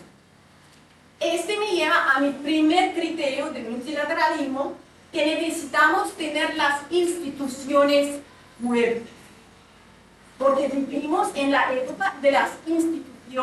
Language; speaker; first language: Spanish; non-native, fluent; Russian